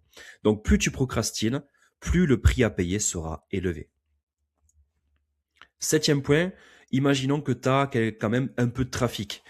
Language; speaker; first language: French; native; French